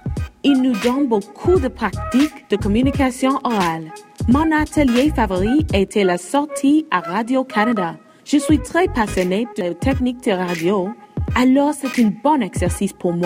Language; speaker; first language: French; non-native, local second language; English